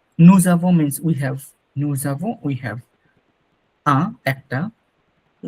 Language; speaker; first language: French; non-native, fluent; Bangla